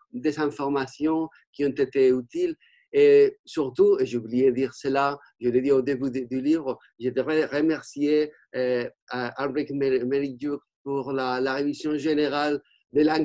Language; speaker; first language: French; non-native, fluent; Spanish